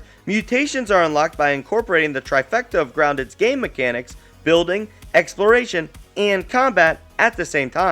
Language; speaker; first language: English; native; English